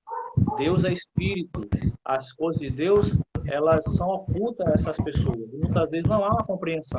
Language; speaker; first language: Portuguese; native; Portuguese